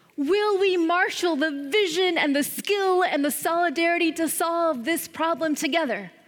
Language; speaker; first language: English; native; English